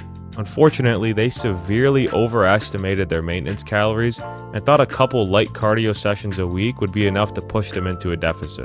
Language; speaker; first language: English; native; English